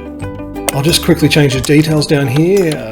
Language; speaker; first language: English; native; English